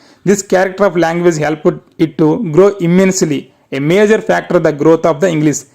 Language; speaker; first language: English; non-native, local second language; Telugu